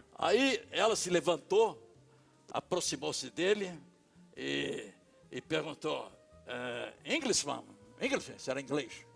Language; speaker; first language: Portuguese; native; Portuguese